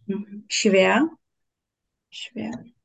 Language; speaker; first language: German; non-native, learner; Turkish